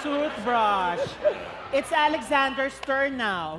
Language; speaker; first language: English; non-native, local second language; Filipino